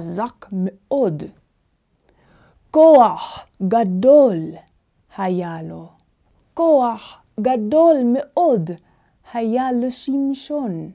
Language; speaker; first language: Hebrew; non-native, fluent; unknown